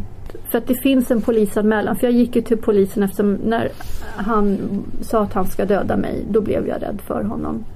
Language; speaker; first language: Swedish; early bilingual, other home language; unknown